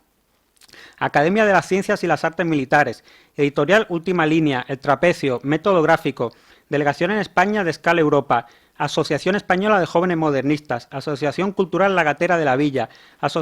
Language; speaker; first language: Spanish; native; Spanish